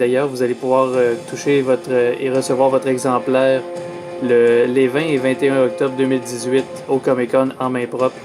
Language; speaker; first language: French; native; French